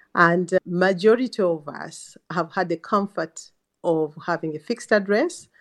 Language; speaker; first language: English; non-native, local second language; Ganda